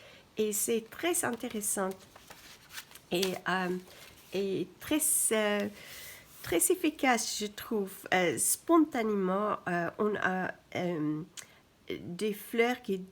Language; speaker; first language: French; non-native, fluent; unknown